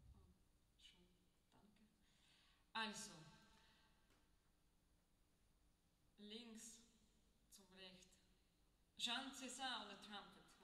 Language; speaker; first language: German; non-native, learner; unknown